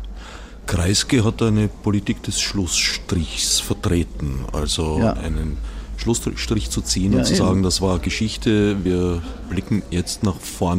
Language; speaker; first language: German; native; German